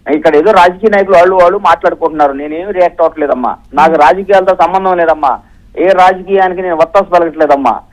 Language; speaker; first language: Telugu; native; Telugu